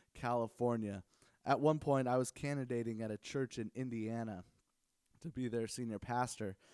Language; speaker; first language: English; native; English